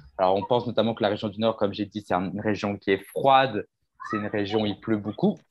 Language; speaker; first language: French; native; French